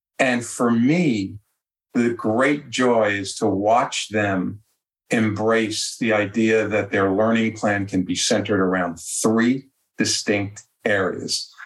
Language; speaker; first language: English; native; English